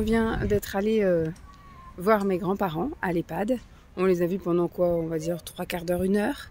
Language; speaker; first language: French; native; French